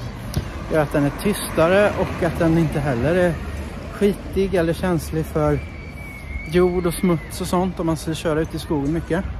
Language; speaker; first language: Swedish; native; Swedish